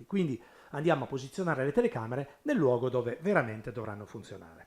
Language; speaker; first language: Italian; native; Italian